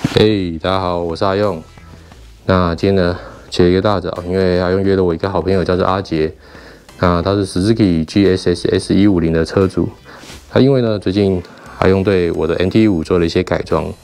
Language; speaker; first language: Chinese; native; Chinese